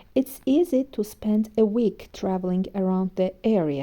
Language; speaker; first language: English; non-native, fluent; Azerbaijani